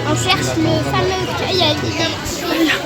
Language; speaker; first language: French; native; French